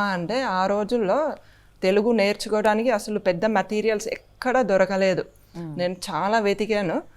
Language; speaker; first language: Telugu; non-native, fluent; Finnish